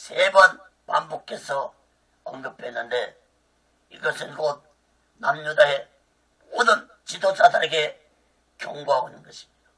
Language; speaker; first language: Korean; native; Korean